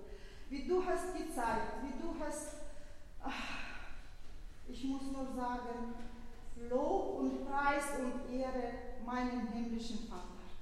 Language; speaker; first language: German; non-native, fluent; Russian